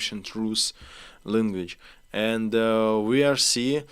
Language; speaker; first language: English; non-native, learner; Ukrainian